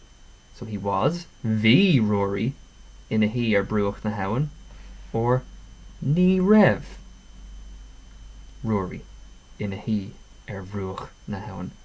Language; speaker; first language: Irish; non-native, local second language; English